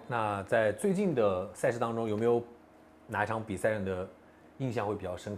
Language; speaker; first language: Chinese; native; Chinese